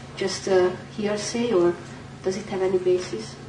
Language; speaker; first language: English; non-native, fluent; Hungarian